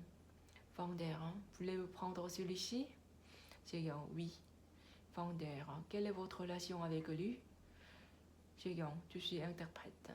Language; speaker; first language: French; non-native, learner; Korean